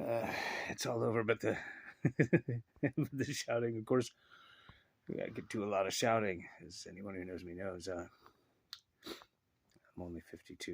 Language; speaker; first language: English; native; English